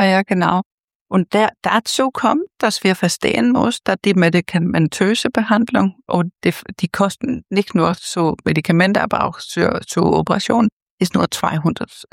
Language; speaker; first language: German; non-native, fluent; Danish